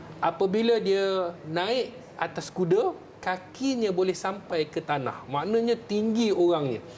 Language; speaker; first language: Malay; native; Malay